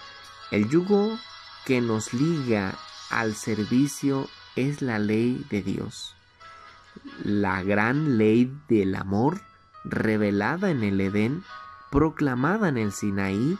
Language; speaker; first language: Spanish; native; Spanish